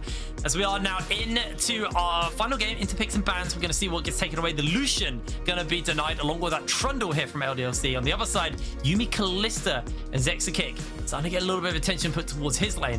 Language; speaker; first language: English; native; English